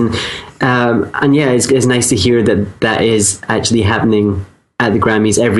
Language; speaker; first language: English; native; English